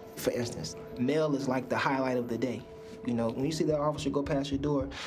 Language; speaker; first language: English; native; English